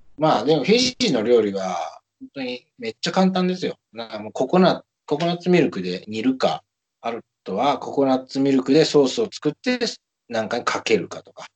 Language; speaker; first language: Japanese; native; Japanese